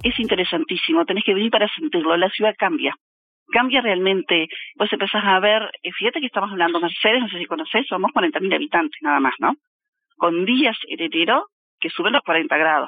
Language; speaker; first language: Spanish; native; Spanish